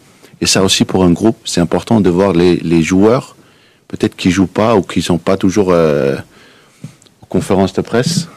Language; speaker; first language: French; non-native, fluent; Danish